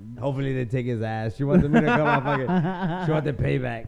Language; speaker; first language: English; early bilingual, other home language; Spanish